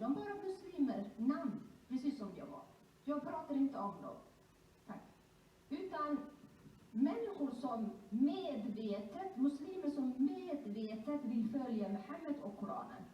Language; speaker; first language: Swedish; non-native, fluent; Somali